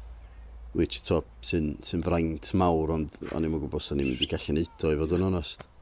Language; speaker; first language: Welsh; native; Welsh